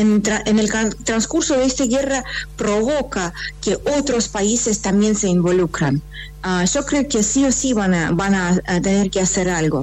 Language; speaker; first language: Spanish; non-native, fluent; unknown